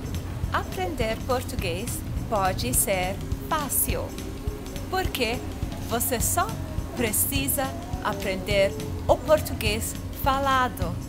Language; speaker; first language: Portuguese; non-native, fluent; Croatian